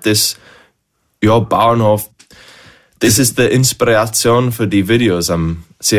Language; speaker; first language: German; non-native, fluent; English